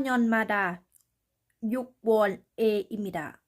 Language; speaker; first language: Korean; non-native, learner; Thai